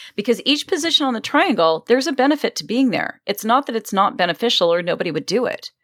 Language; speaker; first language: English; native; English